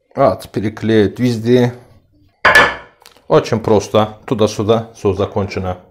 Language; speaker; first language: Russian; non-native, learner; Turkish